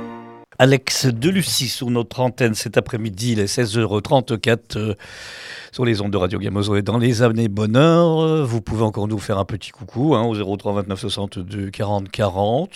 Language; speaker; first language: French; native; French